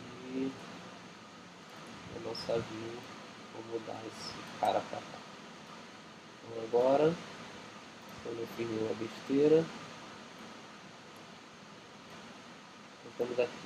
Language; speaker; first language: Portuguese; native; Portuguese